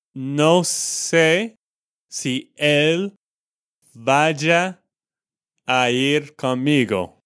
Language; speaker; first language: Spanish; non-native, fluent; English